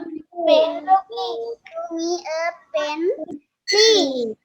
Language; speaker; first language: English; non-native, learner; Sinhala